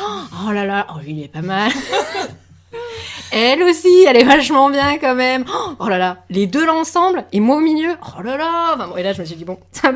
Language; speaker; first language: French; native; French